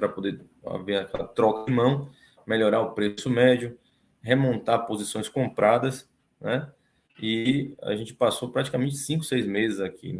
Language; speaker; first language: Portuguese; native; Portuguese